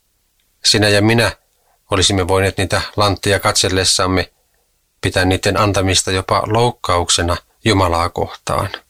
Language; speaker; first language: Finnish; native; Finnish